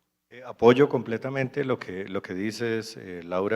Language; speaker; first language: Spanish; native; Spanish